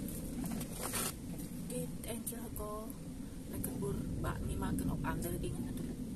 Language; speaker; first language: Dutch; non-native, learner; Indonesian